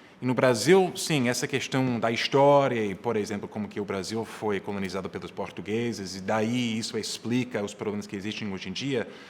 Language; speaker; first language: Portuguese; non-native, fluent; English